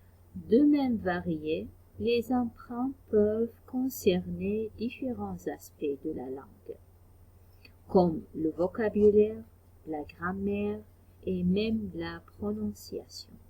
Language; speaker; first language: French; non-native, fluent; Arabic